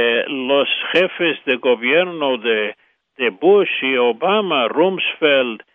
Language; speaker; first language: Spanish; non-native, fluent; English